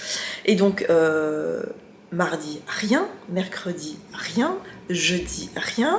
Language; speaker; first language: French; native; French